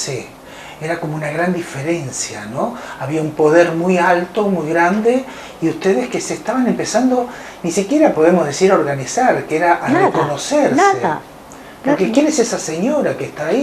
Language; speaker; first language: Spanish; native; Spanish